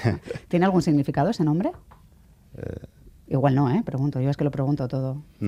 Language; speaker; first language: Spanish; native; Spanish